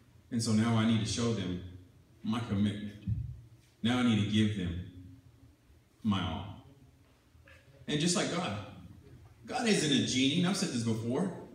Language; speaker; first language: English; early bilingual, other home language; Spanish